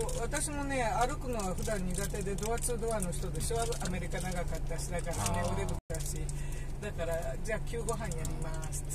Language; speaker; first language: Japanese; native; Japanese